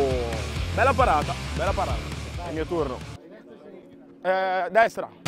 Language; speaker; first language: Italian; native; Italian